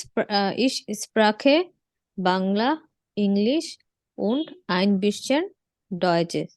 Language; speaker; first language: German; non-native, learner; Bangla